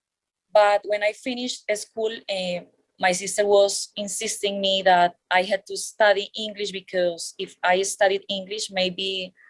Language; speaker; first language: English; non-native, learner; Spanish